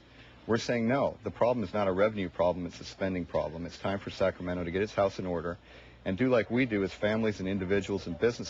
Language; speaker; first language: English; native; English